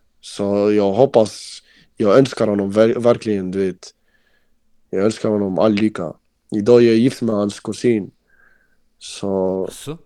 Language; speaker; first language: Swedish; early bilingual, other home language; Albanian